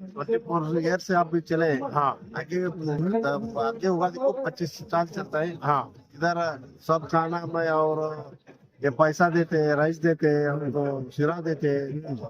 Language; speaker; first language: Hindi; non-native, local second language; Kannada